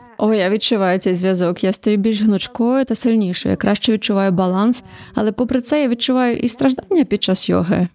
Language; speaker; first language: Ukrainian; native; Ukrainian